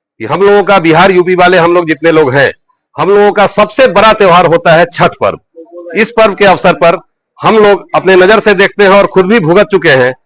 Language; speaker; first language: Hindi; native; Hindi